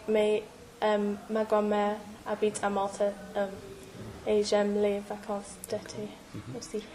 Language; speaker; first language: French; non-native, learner; English